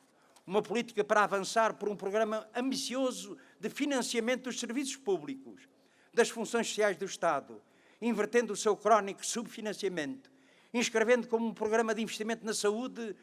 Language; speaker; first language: Portuguese; native; Portuguese